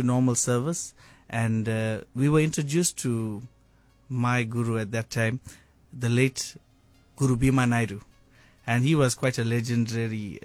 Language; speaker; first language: English; native; English